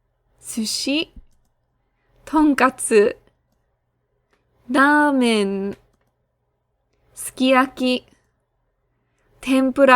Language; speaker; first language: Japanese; non-native, fluent; English